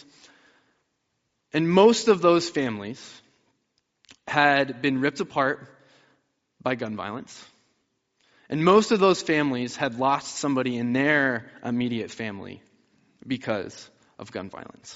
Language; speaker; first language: English; native; English